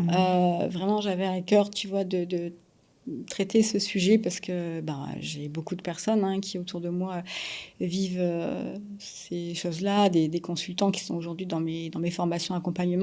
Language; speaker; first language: French; native; French